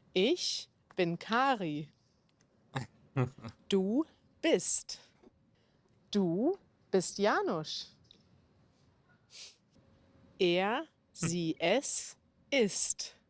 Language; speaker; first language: German; non-native, learner; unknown